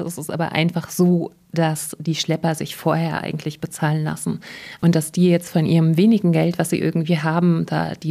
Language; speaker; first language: German; native; German